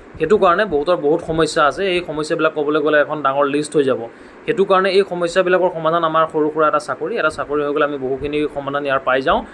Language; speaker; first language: Assamese; native; Assamese